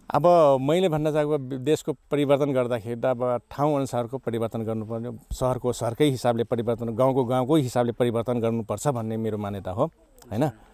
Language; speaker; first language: Nepali; non-native, local second language; Rana Tharu